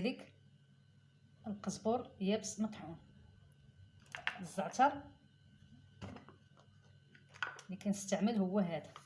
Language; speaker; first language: Arabic; native; Arabic